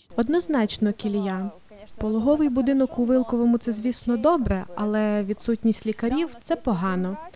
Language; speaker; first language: Ukrainian; native; Ukrainian